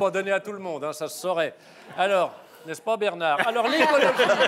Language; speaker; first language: French; native; French